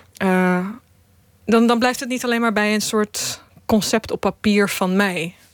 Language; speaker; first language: Dutch; early bilingual, other home language; Bosnian